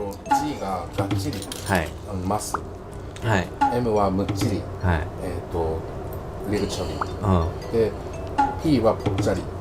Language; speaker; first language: Japanese; non-native, fluent; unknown